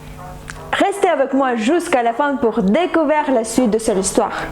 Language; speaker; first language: French; non-native, fluent; Ukrainian